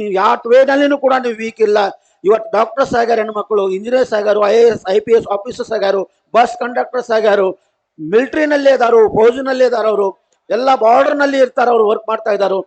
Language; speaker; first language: Kannada; non-native, local second language; Marathi